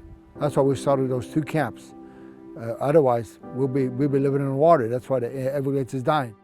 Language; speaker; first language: English; native; English